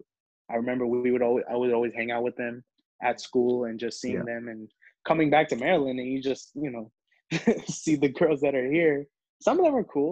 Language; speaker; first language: English; early bilingual, other home language; Hindi